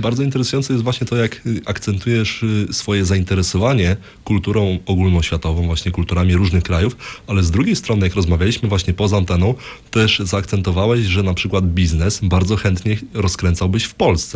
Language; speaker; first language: Polish; native; Polish